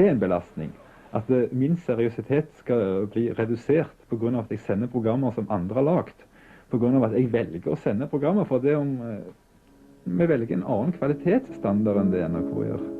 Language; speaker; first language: Norwegian; native; Norwegian